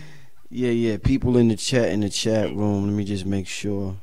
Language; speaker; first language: English; native; English